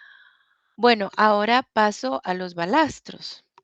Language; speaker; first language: Spanish; native; Spanish